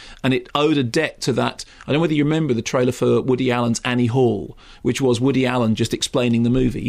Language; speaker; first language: English; native; English